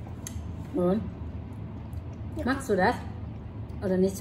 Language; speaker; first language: German; non-native, learner; Vietnamese